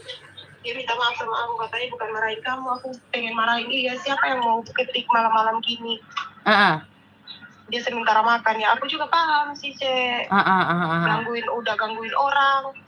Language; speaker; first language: Indonesian; native; Indonesian